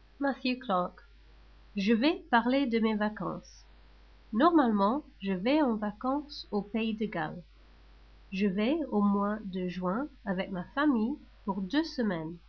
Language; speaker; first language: French; non-native, learner; English